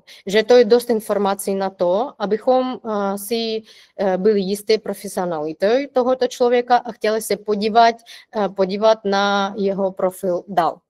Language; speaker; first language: Czech; non-native, fluent; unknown